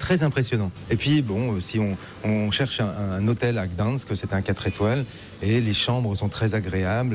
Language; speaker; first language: French; native; French